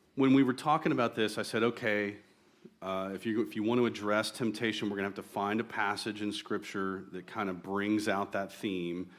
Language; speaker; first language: English; native; English